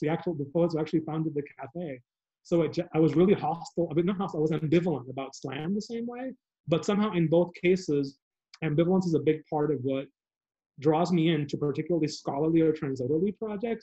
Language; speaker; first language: English; early bilingual, other home language; Spanish